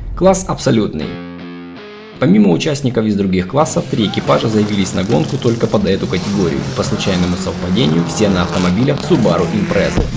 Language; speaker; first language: Russian; native; Russian